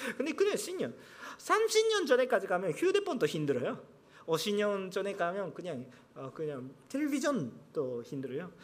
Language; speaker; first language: Korean; non-native, fluent; Japanese